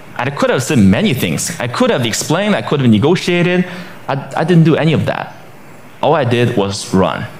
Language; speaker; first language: English; non-native, fluent; Chinese